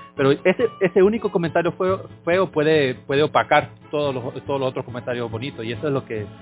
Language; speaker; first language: Spanish; native; Spanish